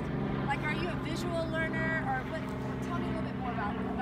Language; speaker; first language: English; native; English